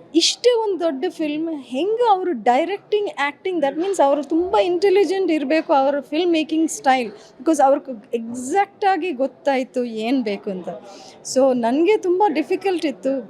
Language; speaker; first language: Kannada; early bilingual, heritage; English